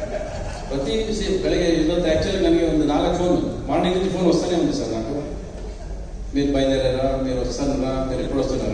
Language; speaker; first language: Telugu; non-native, local second language; Kannada